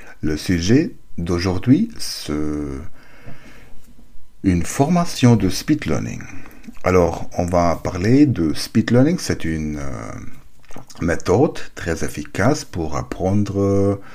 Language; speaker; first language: French; non-native, learner; German